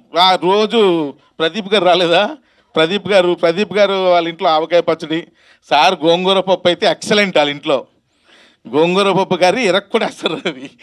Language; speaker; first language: Telugu; native; Telugu